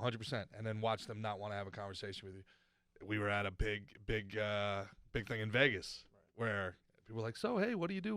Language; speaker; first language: English; native; English